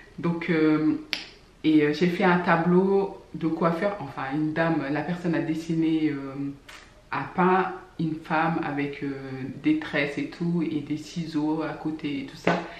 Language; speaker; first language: French; non-native, local second language; Fula